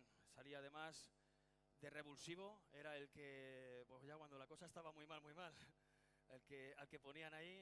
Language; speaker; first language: Spanish; native; Spanish